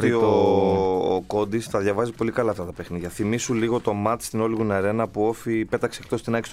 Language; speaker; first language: Greek; native; Greek